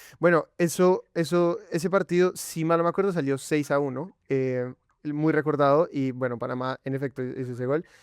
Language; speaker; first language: Spanish; native; Spanish